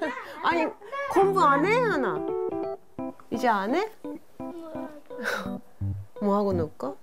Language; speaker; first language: Korean; non-native, fluent; Japanese